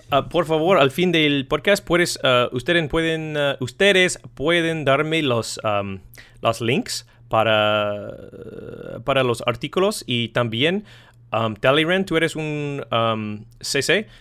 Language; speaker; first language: Spanish; non-native, learner; English